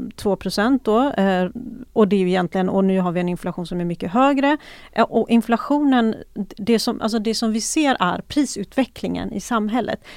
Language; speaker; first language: Swedish; early bilingual, other home language; Persian